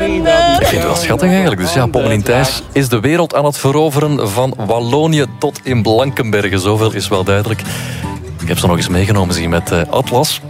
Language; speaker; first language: Dutch; native; Dutch